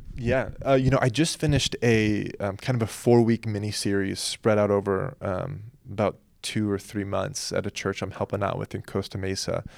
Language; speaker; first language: English; native; English